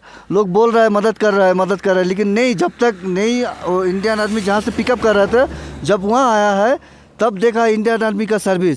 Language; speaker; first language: Hindi; non-native, local second language; Bangla